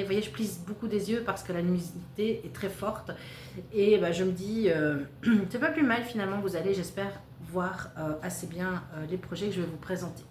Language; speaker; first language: French; native; French